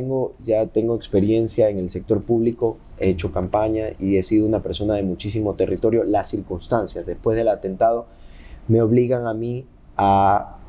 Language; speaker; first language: Spanish; native; Spanish